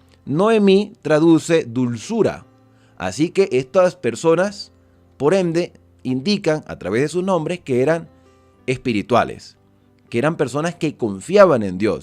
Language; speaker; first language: Spanish; native; Spanish